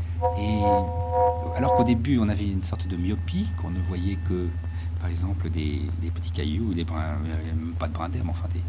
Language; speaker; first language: French; native; French